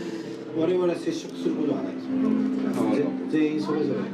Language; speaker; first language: Japanese; native; Japanese